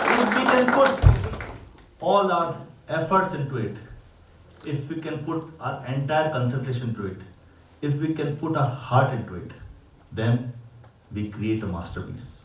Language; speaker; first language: English; non-native, local second language; Hindi